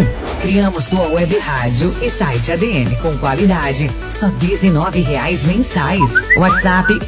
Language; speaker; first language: Portuguese; native; Portuguese